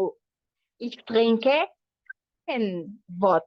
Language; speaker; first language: German; non-native, fluent; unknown